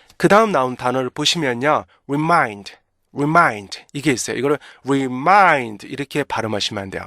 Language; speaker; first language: Korean; native; Korean